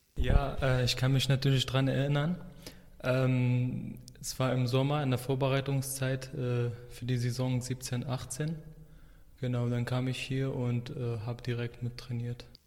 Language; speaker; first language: German; non-native, fluent; Arabic